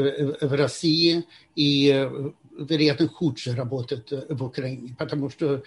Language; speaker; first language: Russian; non-native, fluent; Swedish